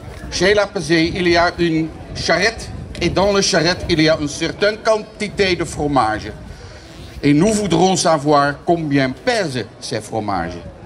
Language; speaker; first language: French; non-native, fluent; Dutch